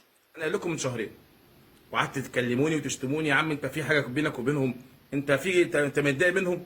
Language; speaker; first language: Arabic; native; Arabic